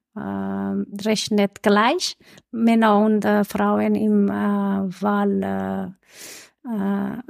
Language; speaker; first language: German; non-native, fluent; Persian